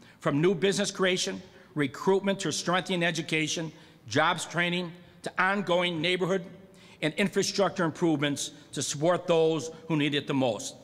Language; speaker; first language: English; native; English